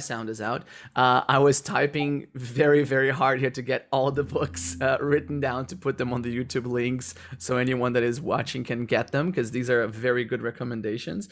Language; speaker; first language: English; non-native, fluent; Portuguese